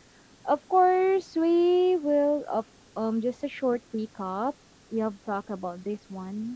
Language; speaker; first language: English; non-native, fluent; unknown